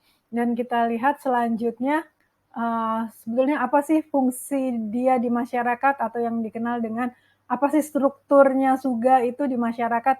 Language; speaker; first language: Indonesian; native; Indonesian